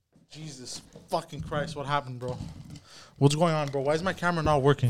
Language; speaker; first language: English; early bilingual, other home language; Greek